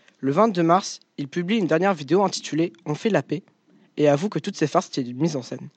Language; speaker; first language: French; native; French